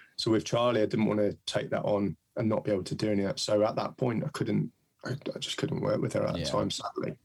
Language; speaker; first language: English; native; English